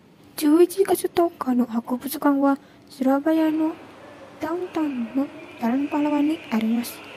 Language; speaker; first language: Japanese; non-native, learner; Indonesian